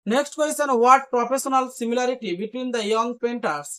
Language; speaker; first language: English; non-native, local second language; Bangla